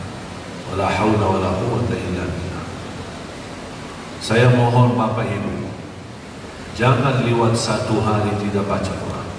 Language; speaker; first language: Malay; non-native, fluent; Arabic